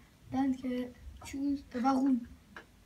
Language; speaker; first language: German; non-native, learner; French